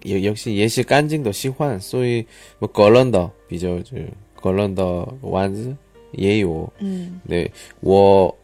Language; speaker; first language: Chinese; non-native, learner; Korean